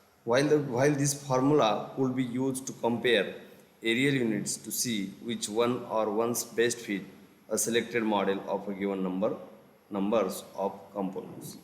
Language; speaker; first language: English; non-native, local second language; Marathi